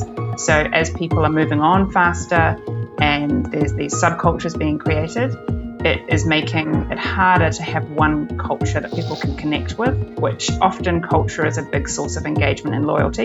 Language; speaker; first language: English; native; English